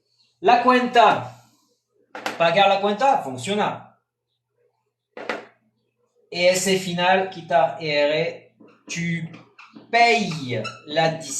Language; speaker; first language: Spanish; non-native, fluent; French